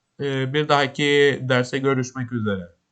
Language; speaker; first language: Turkish; native; Turkish